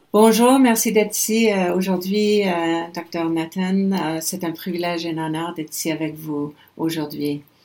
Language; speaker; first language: French; non-native, local second language; English